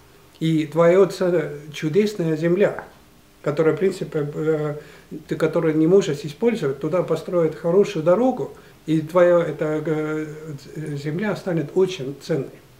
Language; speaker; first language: Russian; non-native, fluent; Estonian